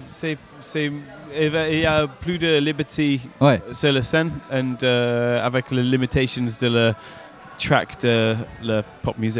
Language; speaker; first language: French; non-native, learner; English